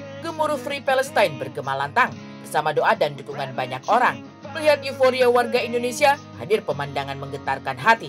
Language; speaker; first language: Indonesian; native; Indonesian